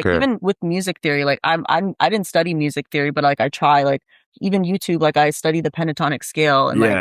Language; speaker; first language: English; native; English